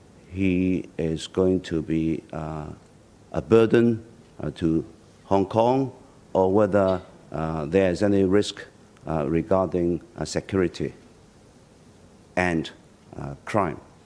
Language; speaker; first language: English; non-native, local second language; Cantonese